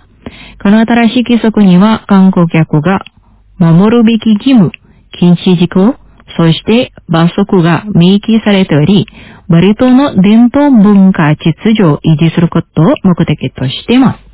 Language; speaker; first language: Japanese; non-native, fluent; Indonesian